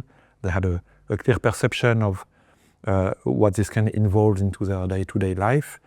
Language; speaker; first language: English; non-native, fluent; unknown